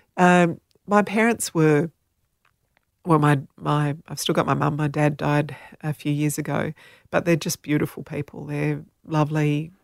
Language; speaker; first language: English; non-native, local second language; Slovenian